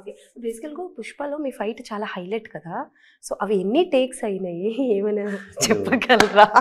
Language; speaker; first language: Telugu; native; Telugu